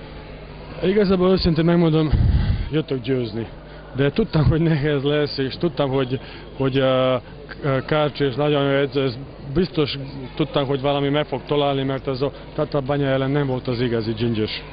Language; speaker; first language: Hungarian; non-native, learner; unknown